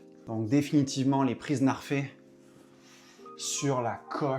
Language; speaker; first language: French; native; French